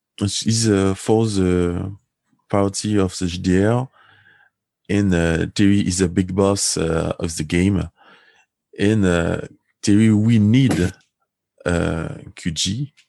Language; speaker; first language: English; non-native, learner; French